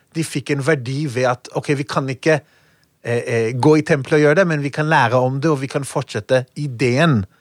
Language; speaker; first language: Norwegian; non-native, fluent; Hebrew